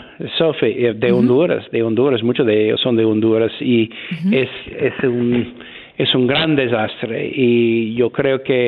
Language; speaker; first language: Spanish; non-native, fluent; English